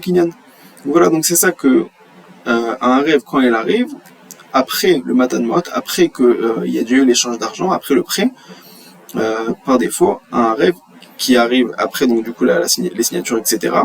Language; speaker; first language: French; native; French